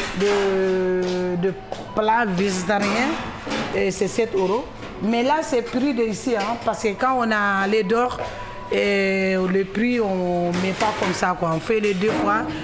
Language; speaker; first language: French; non-native, local second language; Wolof